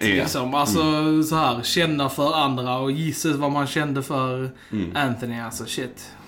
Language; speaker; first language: Swedish; native; Swedish